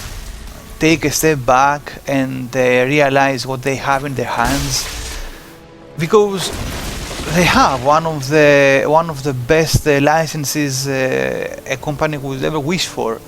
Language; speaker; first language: English; non-native, fluent; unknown